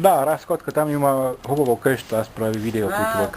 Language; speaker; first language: Bulgarian; non-native, learner; Finnish